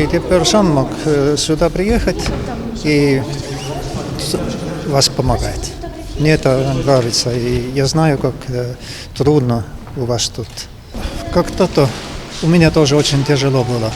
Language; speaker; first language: Russian; non-native, learner; Estonian